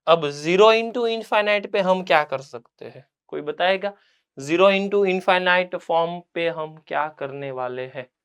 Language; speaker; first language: Hindi; non-native, local second language; Gujarati